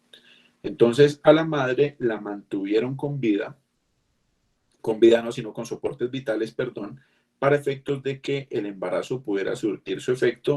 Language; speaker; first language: Spanish; native; Spanish